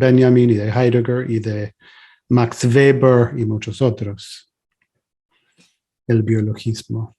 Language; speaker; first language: Spanish; non-native, fluent; English